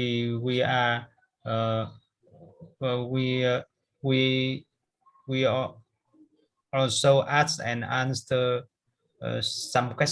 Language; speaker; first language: English; non-native, learner; Vietnamese